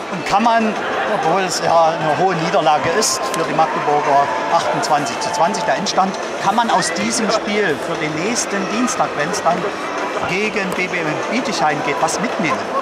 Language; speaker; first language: German; native; German